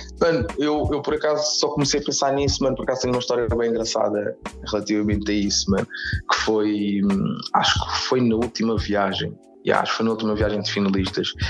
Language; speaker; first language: Portuguese; native; Portuguese